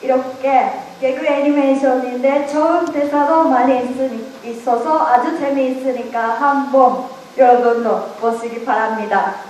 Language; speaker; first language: Korean; non-native, learner; Japanese